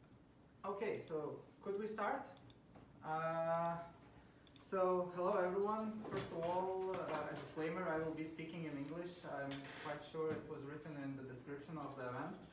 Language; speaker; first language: English; non-native, fluent; Lithuanian